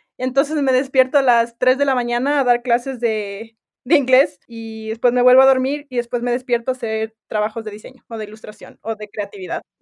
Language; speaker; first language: Spanish; native; Spanish